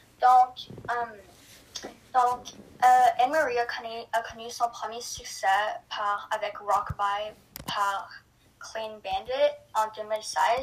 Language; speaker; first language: French; non-native, local second language; English